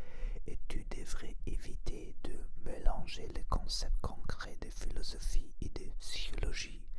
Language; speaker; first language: French; non-native, learner; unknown